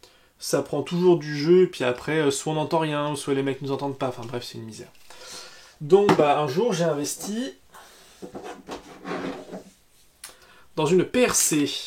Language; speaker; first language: French; native; French